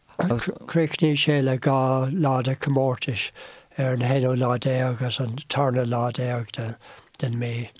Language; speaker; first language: Irish; non-native, local second language; English